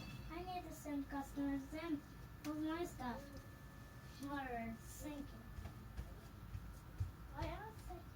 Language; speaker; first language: English; non-native, learner; Russian